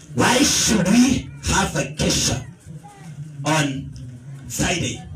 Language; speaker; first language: English; non-native, local second language; Swahili